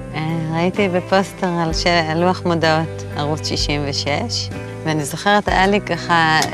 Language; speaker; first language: Hebrew; native; Hebrew